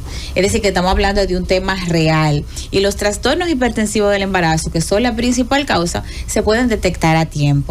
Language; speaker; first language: Spanish; native; Spanish